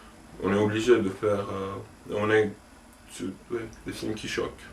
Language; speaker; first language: French; non-native, local second language; Arabic